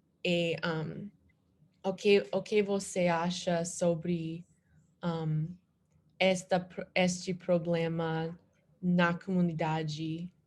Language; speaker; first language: Portuguese; non-native, learner; English